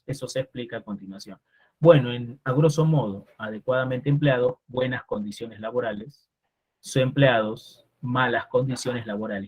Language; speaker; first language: Spanish; native; Spanish